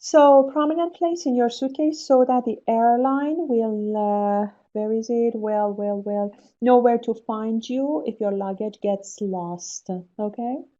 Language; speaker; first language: English; non-native, fluent; Persian